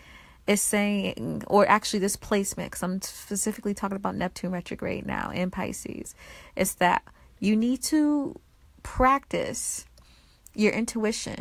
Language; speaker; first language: English; native; English